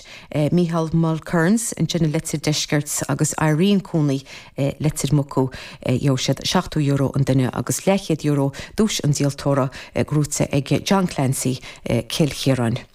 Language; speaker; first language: Irish; native; Irish